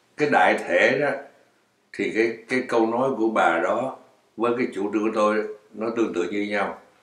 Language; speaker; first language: Vietnamese; native; Vietnamese